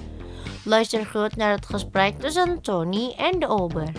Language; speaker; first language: Dutch; non-native, fluent; Indonesian